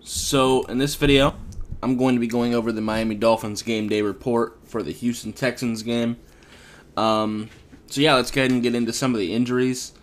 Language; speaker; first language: English; native; English